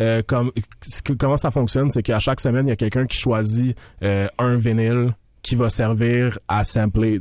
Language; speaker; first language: French; native; French